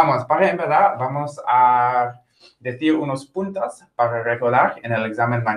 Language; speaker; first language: Spanish; non-native, fluent; English